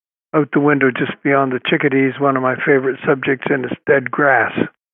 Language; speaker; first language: English; native; English